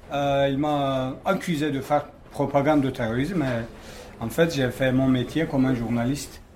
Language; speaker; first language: French; non-native, fluent; Kurdish